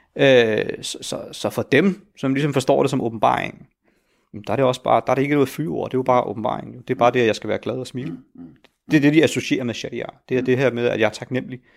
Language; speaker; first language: Danish; early bilingual, other home language; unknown